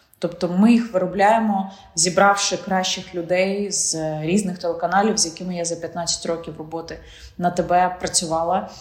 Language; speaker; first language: Ukrainian; non-native, local second language; Russian